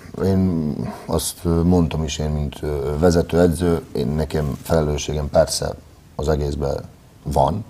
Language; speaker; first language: Hungarian; non-native, fluent; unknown